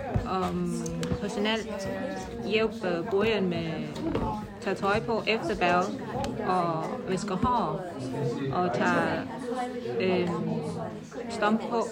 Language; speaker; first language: Danish; non-native, learner; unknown